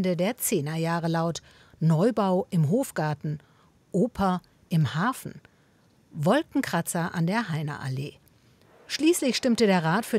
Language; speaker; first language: German; native; German